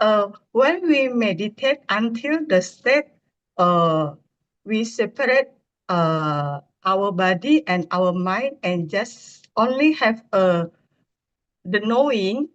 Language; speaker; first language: English; non-native, learner; Indonesian